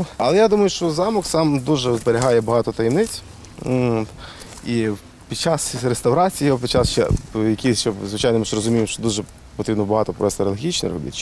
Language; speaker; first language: Ukrainian; native; Ukrainian